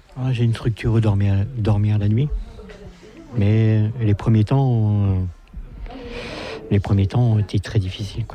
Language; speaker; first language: French; native; French